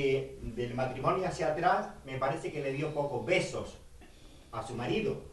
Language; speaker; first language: Spanish; native; Spanish